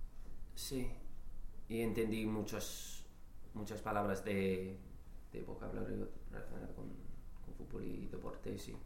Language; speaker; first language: Spanish; non-native, learner; English